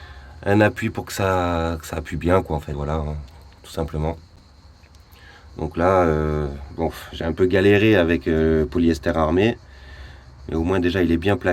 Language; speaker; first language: French; native; French